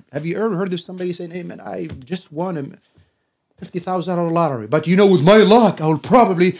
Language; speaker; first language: English; non-native, fluent; Arabic